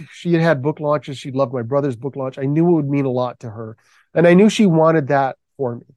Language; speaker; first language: English; native; English